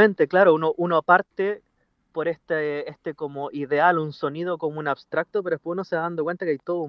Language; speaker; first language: Spanish; native; Spanish